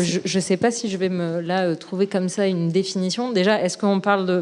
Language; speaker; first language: French; native; French